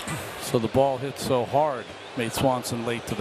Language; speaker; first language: English; native; English